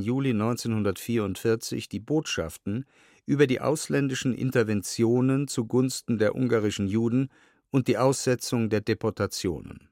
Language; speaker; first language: German; native; German